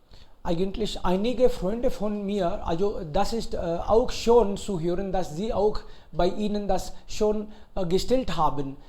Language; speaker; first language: German; non-native, fluent; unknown